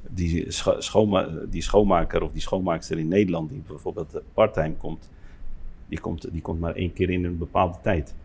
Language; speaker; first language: Dutch; early bilingual, other home language; Arabic